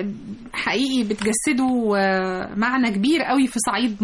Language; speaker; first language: Arabic; native; Arabic